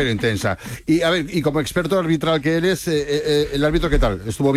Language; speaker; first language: Spanish; native; Spanish